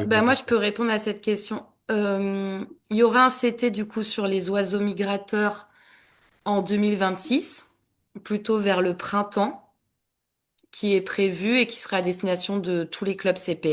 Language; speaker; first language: French; native; French